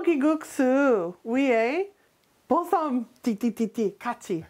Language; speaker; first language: Korean; non-native, learner; English